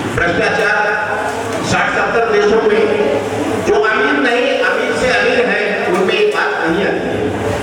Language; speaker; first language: Hindi; native; Hindi